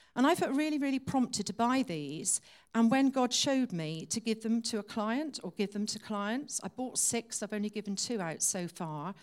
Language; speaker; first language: English; native; English